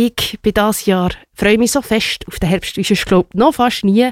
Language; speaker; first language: German; native; German